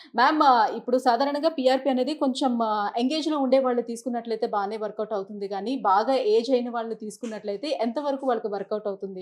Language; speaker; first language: Telugu; native; Telugu